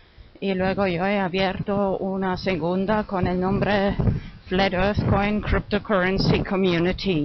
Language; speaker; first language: Spanish; non-native, fluent; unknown